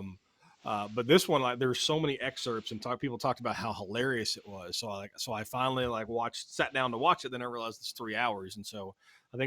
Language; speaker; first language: English; native; English